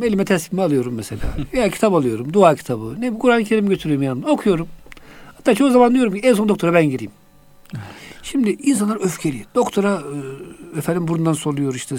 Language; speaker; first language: Turkish; native; Turkish